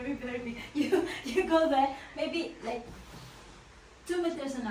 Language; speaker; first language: English; non-native, local second language; Filipino